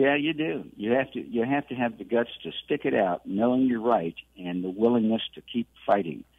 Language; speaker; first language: English; native; English